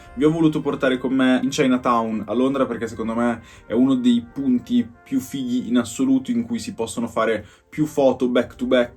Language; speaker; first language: Italian; native; Italian